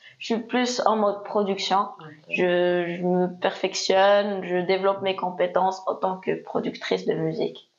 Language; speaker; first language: French; non-native, local second language; Arabic